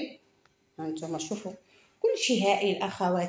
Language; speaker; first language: Arabic; native; Arabic